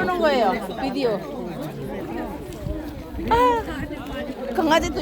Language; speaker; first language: Korean; non-native, learner; Filipino